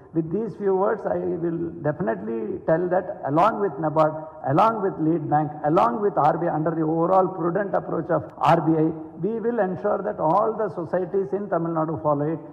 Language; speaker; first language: English; non-native, local second language; Tamil